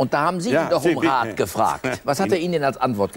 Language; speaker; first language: German; native; German